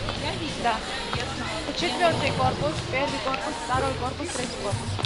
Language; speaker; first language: Russian; non-native, learner; Turkish